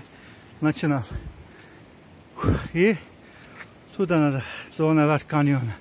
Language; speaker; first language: Russian; non-native, learner; Turkish